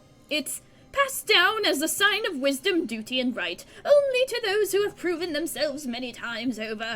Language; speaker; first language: English; native; English